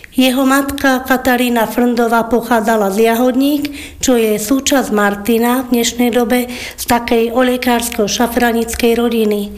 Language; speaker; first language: Slovak; native; Slovak